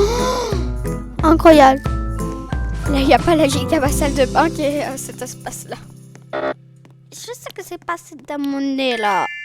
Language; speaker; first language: French; native; French